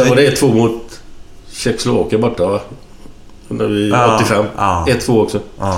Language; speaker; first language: Swedish; native; Swedish